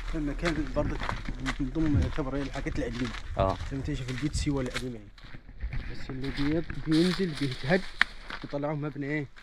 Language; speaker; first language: Egyptian Arabic; non-native, local second language; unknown